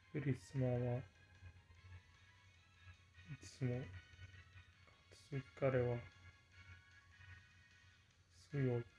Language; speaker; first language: Japanese; non-native, learner; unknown